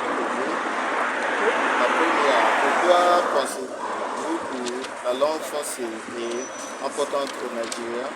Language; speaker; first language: French; non-native, learner; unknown